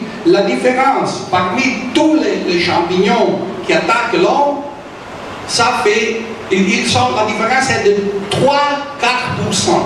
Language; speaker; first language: French; non-native, fluent; Italian